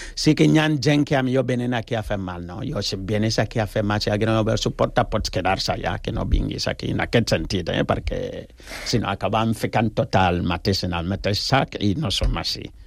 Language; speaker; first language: Catalan; non-native, fluent; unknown